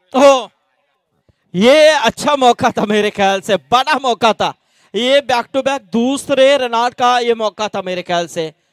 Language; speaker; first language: Hindi; non-native, local second language; Marathi